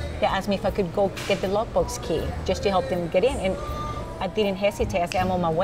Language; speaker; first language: English; non-native, fluent; Spanish